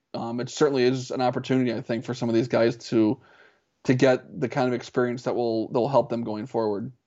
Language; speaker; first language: English; native; English